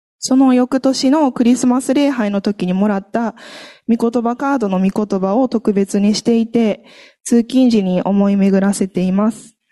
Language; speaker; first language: Japanese; native; Japanese